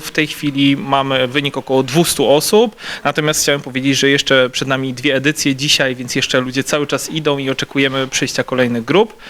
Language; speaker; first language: Polish; native; Polish